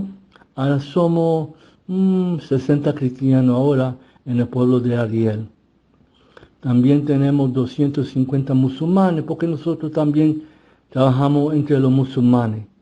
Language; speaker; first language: Spanish; early bilingual, heritage; Spanish